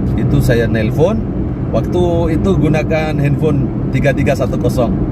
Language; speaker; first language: Indonesian; native; Indonesian